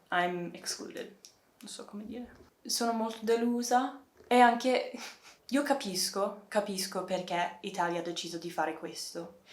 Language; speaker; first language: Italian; non-native, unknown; English